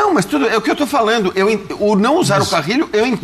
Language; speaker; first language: Portuguese; native; Portuguese